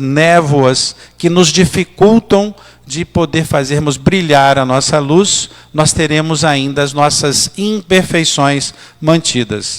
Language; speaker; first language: Portuguese; native; Portuguese